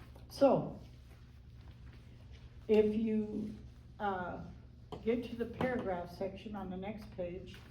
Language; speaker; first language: English; native; English